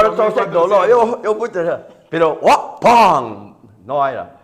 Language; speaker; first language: Spanish; non-native, learner; Chinese